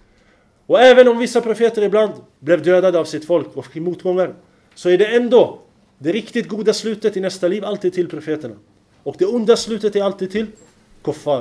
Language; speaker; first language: Swedish; non-native, fluent; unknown